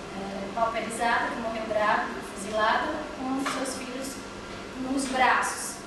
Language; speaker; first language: Portuguese; native; Portuguese